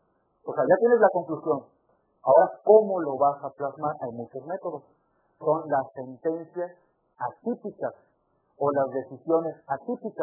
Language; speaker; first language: Spanish; native; Spanish